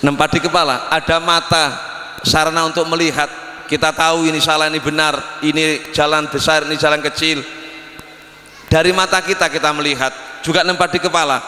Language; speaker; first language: Indonesian; non-native, local second language; Javanese